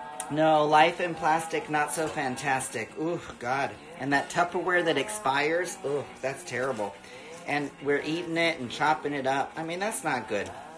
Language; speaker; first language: English; early bilingual, other home language; Spanish